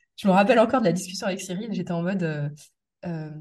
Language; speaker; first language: French; native; French